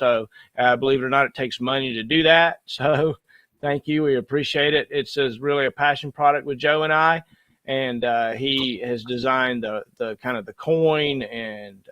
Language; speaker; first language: English; native; English